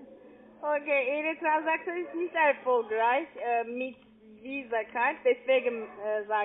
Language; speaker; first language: German; non-native, learner; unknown